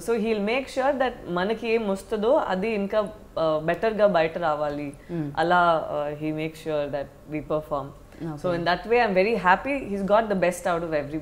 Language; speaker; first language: Telugu; non-native, learner; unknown